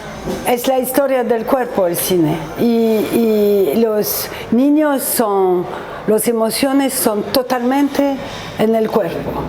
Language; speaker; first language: Spanish; non-native, learner; French